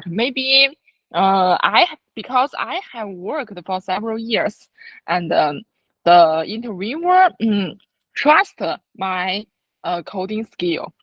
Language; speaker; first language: English; non-native, fluent; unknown